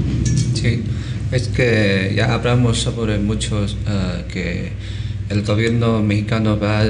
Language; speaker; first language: Spanish; non-native, learner; Chinese